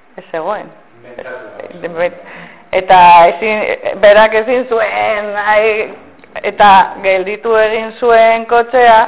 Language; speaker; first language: Basque; non-native, local second language; Spanish